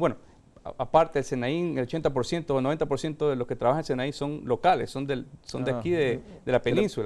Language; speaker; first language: Spanish; native; Spanish